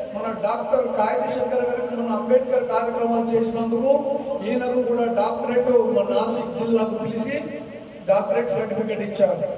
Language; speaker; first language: Telugu; native; Telugu